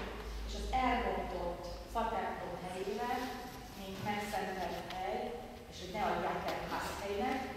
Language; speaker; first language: Hungarian; native; Hungarian